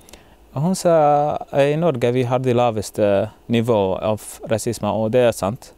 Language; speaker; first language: Norwegian; non-native, fluent; Arabic